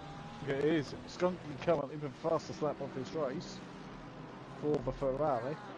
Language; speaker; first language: English; native; English